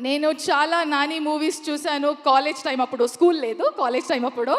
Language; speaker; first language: Telugu; non-native, learner; Kannada